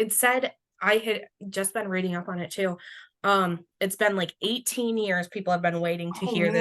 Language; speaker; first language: English; native; English